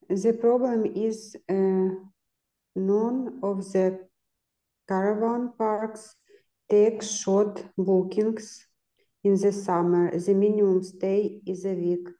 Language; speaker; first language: English; non-native, learner; Ukrainian